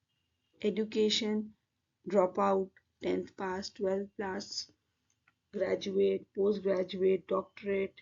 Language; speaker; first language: English; non-native, local second language; Hindi